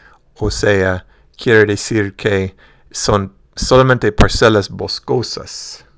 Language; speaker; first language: Spanish; non-native, fluent; English